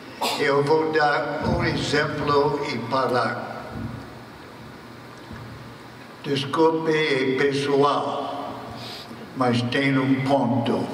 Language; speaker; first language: Portuguese; non-native, fluent; English